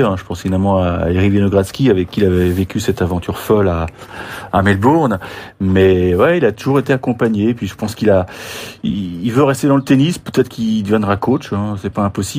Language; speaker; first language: French; native; French